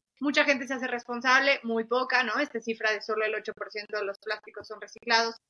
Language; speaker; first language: Spanish; native; Spanish